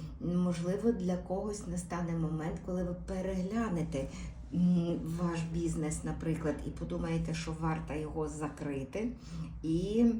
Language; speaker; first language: Ukrainian; native; Ukrainian